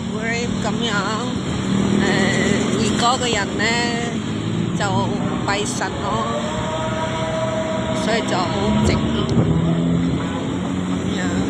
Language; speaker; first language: Cantonese; non-native, fluent; Indonesian